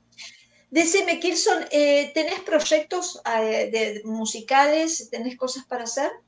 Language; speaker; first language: Spanish; native; Spanish